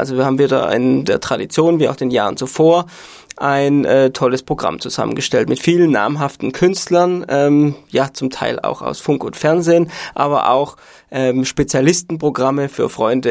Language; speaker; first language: German; native; German